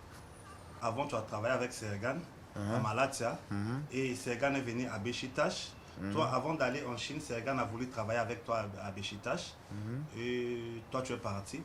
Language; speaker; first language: French; non-native, fluent; Turkish